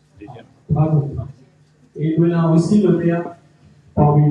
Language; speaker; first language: French; non-native, local second language; Morisyen